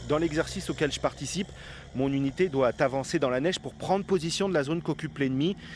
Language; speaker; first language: French; native; French